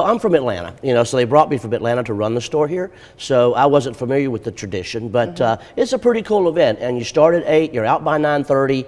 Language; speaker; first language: English; native; English